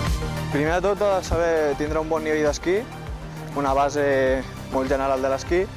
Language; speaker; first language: Catalan; native; Catalan